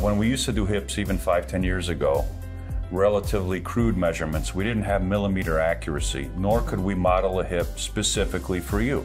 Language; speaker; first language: English; native; English